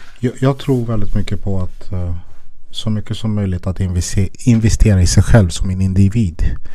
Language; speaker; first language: Swedish; early bilingual, other home language; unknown